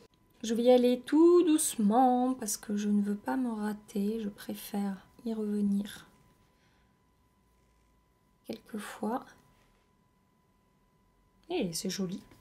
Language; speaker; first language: French; native; French